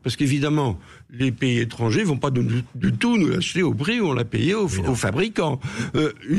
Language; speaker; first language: French; native; French